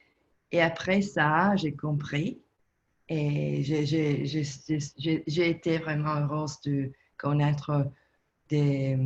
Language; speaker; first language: French; non-native, learner; Italian